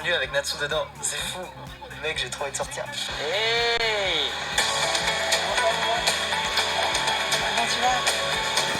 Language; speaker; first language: French; native; French